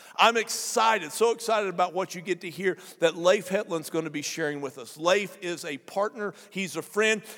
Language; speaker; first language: English; native; English